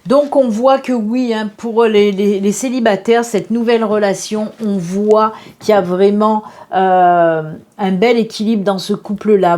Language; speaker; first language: French; native; French